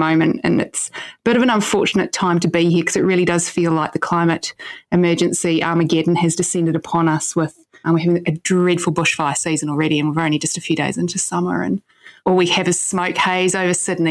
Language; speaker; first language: English; native; English